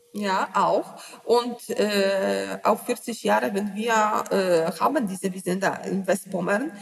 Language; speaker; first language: German; non-native, learner; Polish